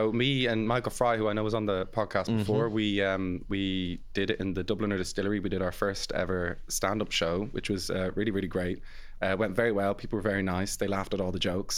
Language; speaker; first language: English; native; English